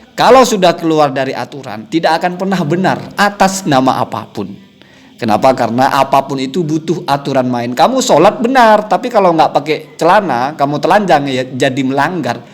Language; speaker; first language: Indonesian; non-native, local second language; Madurese